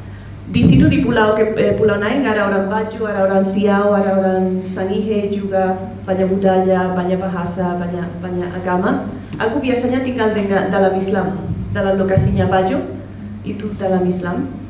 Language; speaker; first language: Indonesian; non-native, fluent; Spanish